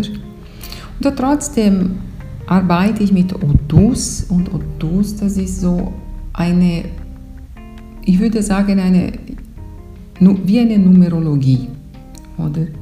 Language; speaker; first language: German; non-native, fluent; Portuguese